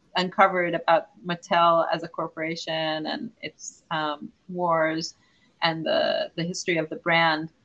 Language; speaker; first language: English; non-native, fluent; Hebrew